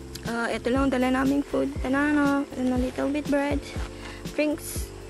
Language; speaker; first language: English; non-native, local second language; Filipino